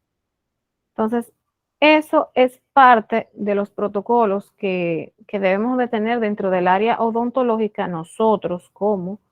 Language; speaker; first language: Spanish; native; Spanish